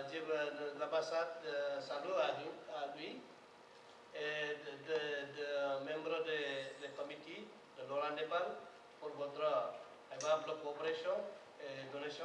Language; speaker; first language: French; non-native, learner; Nepali